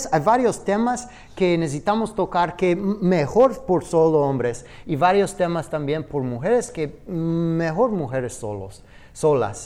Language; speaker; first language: Spanish; non-native, fluent; English